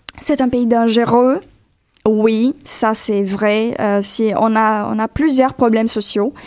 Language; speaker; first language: French; non-native, fluent; Portuguese